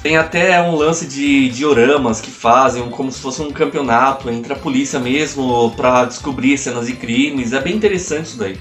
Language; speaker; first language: Portuguese; native; Portuguese